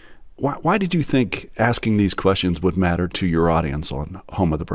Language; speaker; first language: English; native; English